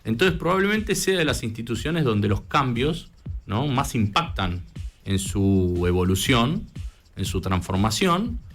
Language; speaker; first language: Spanish; native; Spanish